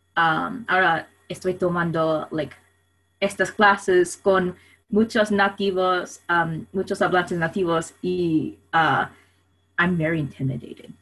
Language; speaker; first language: Spanish; non-native, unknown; English